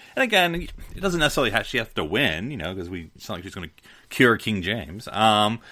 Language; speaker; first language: English; native; English